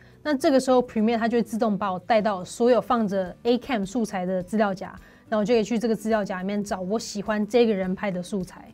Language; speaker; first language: Chinese; native; Chinese